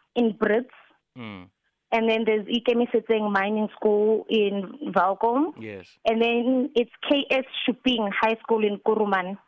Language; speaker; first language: English; non-native, local second language; Southern Sotho